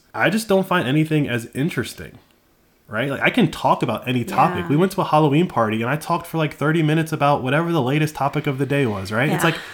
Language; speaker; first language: English; native; English